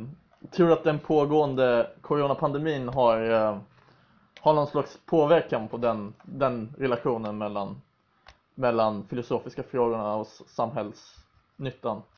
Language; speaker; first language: Swedish; native; Swedish